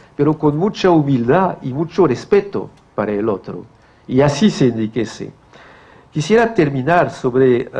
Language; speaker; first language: Spanish; non-native, fluent; French